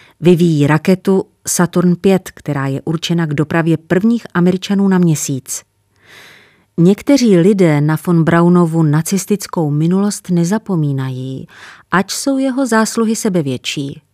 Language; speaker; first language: Czech; native; Czech